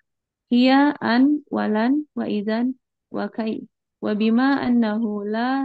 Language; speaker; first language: Arabic; non-native, learner; Indonesian